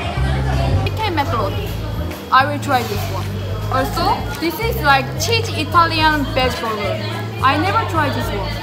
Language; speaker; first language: English; non-native, learner; Korean